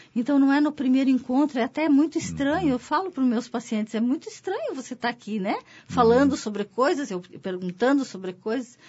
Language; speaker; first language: Portuguese; native; Portuguese